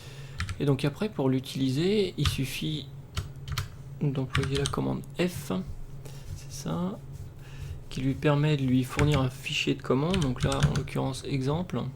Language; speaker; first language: French; native; French